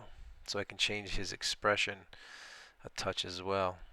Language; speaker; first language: English; native; English